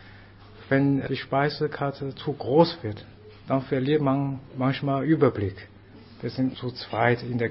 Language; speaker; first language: German; non-native, fluent; Chinese